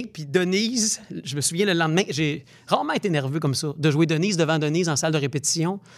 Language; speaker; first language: French; native; French